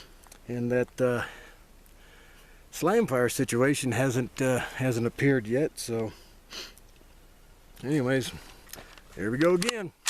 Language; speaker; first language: English; native; English